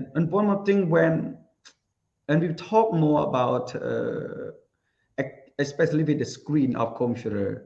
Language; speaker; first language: English; non-native, learner; Khmer